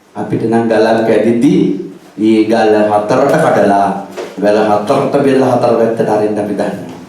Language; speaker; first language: Sinhala; native; Sinhala